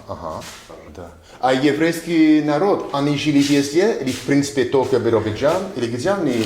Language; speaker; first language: Russian; non-native, learner; English